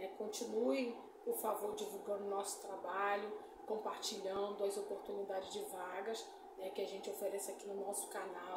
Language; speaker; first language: Portuguese; native; Portuguese